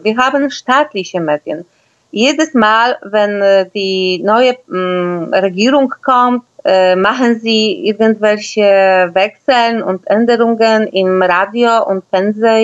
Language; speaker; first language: German; non-native, fluent; Polish